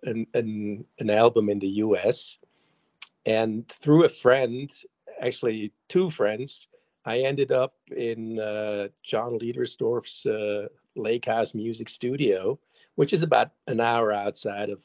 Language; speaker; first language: English; non-native, fluent; German